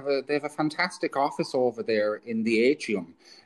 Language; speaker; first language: English; native; English